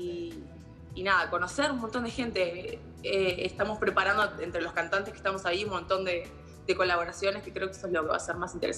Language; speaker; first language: Spanish; native; Spanish